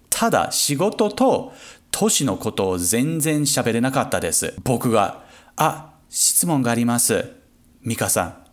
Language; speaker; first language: Japanese; non-native, fluent; English